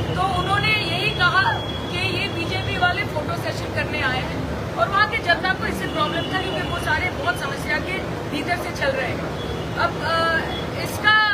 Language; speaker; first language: Hindi; non-native, local second language; Bangla